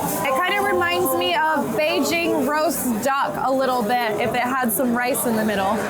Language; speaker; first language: English; native; English